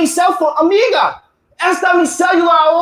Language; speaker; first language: Spanish; non-native, learner; English